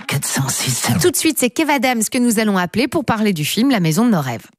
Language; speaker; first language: French; native; French